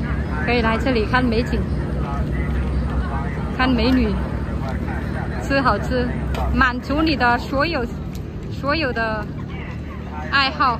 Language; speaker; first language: Chinese; non-native, fluent; Vietnamese